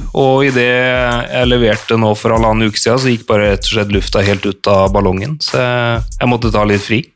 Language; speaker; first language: Norwegian; native; Norwegian